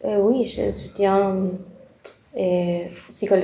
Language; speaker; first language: French; non-native, learner; Spanish